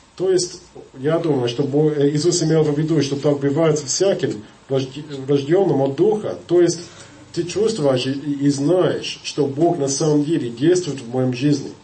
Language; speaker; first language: Russian; non-native, fluent; English